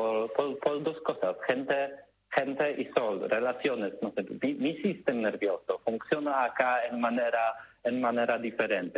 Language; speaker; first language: Spanish; non-native, learner; Polish